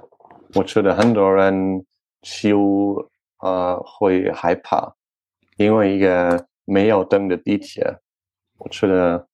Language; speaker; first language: Chinese; non-native, learner; French